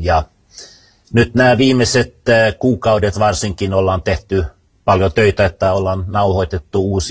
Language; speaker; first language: Finnish; early bilingual, heritage; Finnish